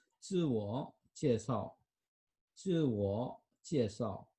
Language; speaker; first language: Chinese; non-native, fluent; Korean